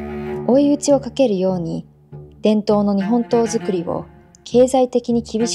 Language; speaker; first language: Japanese; native; Japanese